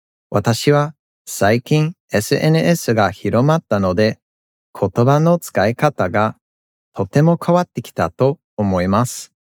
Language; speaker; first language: Japanese; non-native, fluent; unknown